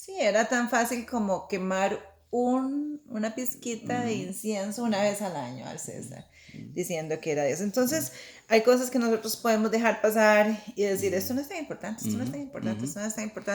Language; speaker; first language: Spanish; native; Spanish